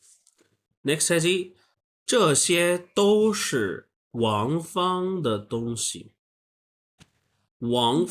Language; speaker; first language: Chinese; non-native, learner; Urdu